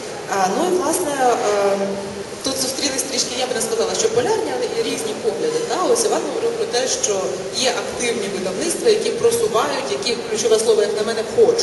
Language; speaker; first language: Ukrainian; native; Ukrainian